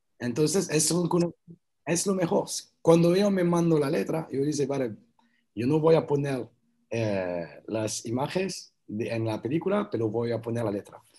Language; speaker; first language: Spanish; non-native, learner; French